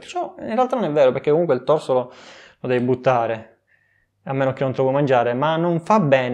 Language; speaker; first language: Italian; native; Italian